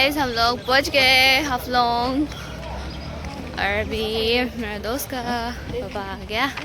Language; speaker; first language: Hindi; non-native, local second language; Assamese